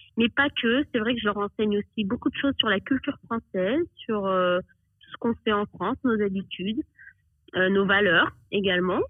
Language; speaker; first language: French; early bilingual, other home language; Arabic